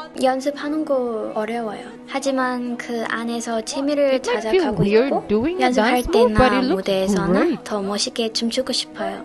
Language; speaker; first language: Korean; non-native, learner; Thai